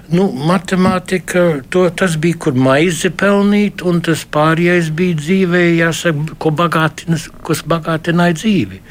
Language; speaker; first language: Latvian; early bilingual, heritage; Latvian